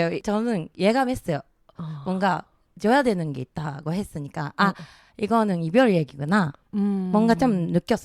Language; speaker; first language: Korean; early bilingual, heritage; Japanese